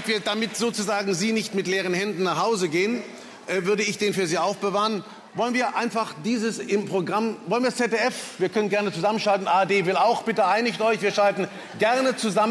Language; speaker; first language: German; native; German